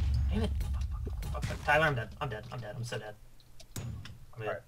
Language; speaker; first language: English; native; English